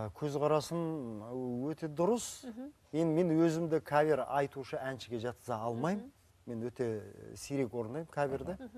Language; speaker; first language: Kazakh; native; Kazakh